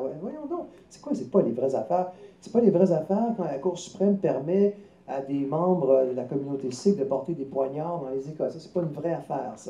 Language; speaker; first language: French; native; French